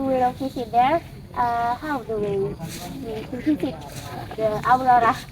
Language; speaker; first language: English; non-native, learner; Indonesian